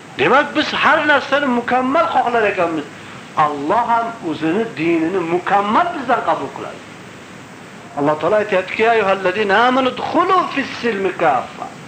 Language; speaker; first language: Uzbek; native; Uzbek